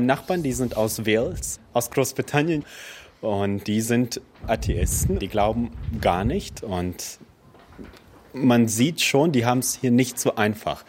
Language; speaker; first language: German; early bilingual, other home language; Russian